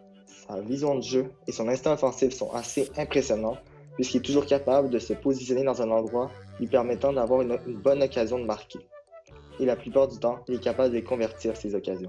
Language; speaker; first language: French; native; French